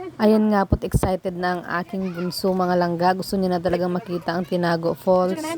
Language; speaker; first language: Filipino; non-native, local second language; Cebuano